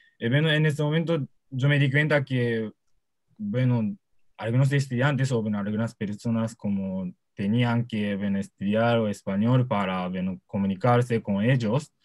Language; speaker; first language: Spanish; non-native, learner; Japanese